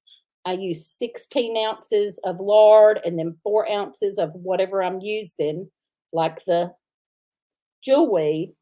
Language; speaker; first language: English; native; English